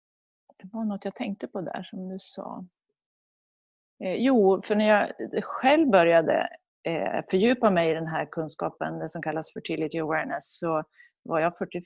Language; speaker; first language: Swedish; native; Swedish